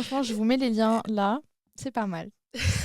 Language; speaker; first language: French; native; French